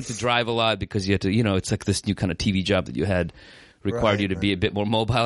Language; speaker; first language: English; native; English